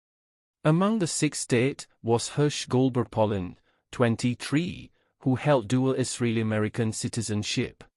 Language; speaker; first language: English; non-native, fluent; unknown